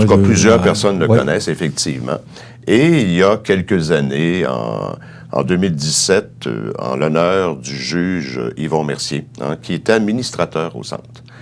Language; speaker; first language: French; native; French